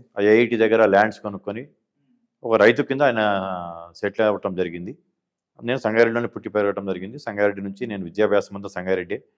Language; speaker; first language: Telugu; native; Telugu